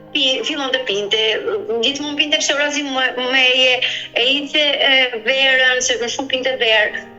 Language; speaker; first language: Albanian; native; Albanian